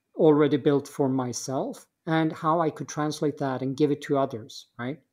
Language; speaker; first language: English; non-native, fluent; Swedish